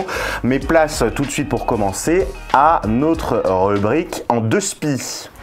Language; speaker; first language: French; native; French